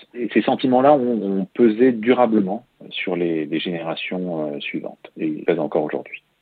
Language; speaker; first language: French; native; French